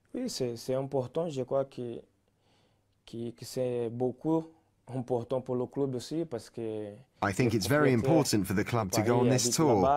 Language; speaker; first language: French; non-native, learner; Portuguese